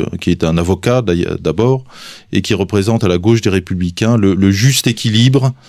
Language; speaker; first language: French; native; French